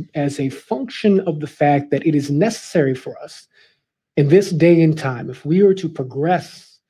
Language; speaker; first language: English; native; English